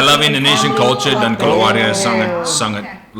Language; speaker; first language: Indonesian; non-native, learner; English